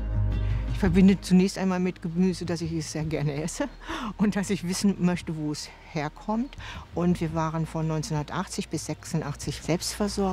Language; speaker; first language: German; native; German